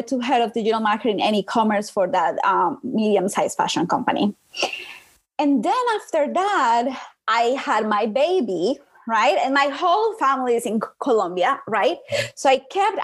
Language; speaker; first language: English; non-native, fluent; Spanish